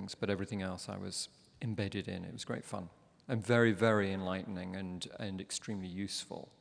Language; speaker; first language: English; native; English